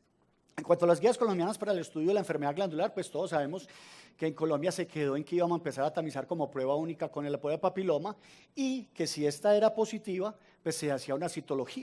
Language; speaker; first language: Spanish; native; Spanish